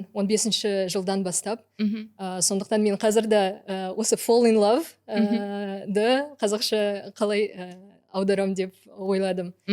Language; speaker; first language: Kazakh; non-native, local second language; Russian